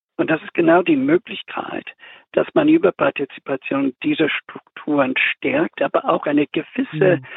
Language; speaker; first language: German; non-native, fluent; English